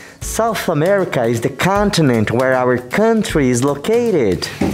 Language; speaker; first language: English; non-native, fluent; Portuguese